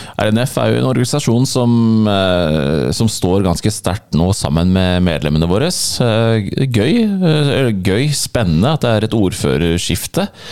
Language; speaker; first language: Norwegian; native; Norwegian